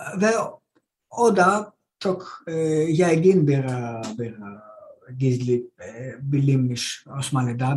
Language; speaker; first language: Turkish; non-native, learner; Greek